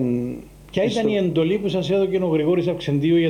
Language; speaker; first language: Greek; native; Greek